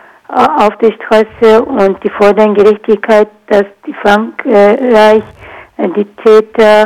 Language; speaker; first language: German; non-native, learner; Kurdish